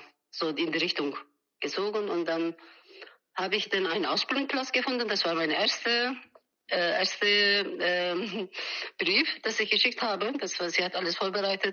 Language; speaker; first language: German; non-native, learner; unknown